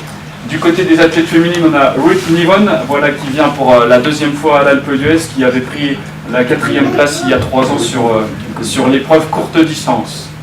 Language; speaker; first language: French; native; French